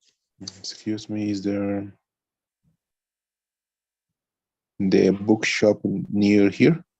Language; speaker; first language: English; non-native, learner; Spanish